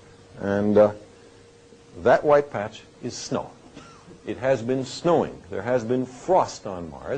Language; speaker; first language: English; native; English